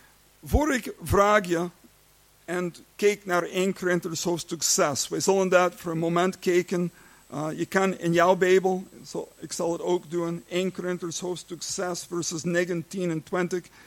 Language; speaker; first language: Dutch; non-native, learner; English